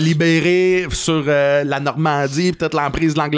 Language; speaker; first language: French; native; French